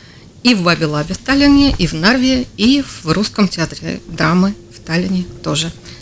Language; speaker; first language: Russian; native; Russian